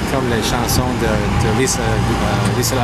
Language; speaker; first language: French; non-native, learner; English